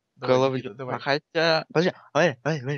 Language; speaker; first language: Russian; native; Russian